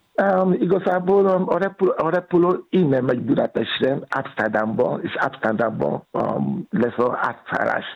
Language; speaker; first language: Hungarian; non-native, fluent; Yoruba